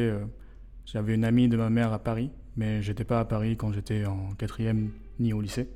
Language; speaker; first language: French; non-native, fluent; Korean